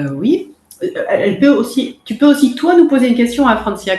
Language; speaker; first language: French; native; French